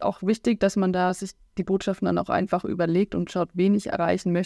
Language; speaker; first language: German; native; German